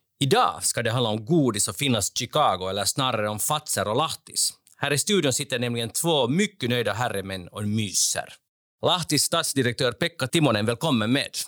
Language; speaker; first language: Swedish; native; Swedish